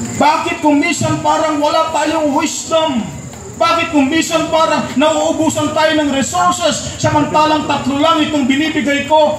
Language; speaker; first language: Filipino; non-native, local second language; Pampanga